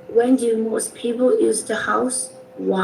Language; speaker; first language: English; non-native, learner; Vietnamese